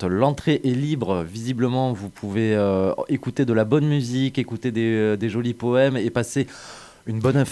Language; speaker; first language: French; native; French